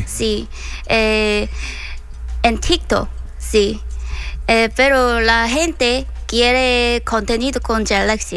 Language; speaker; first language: Spanish; non-native, learner; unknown